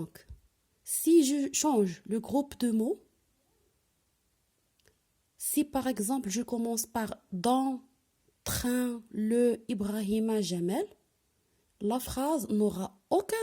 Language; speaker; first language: French; non-native, local second language; Arabic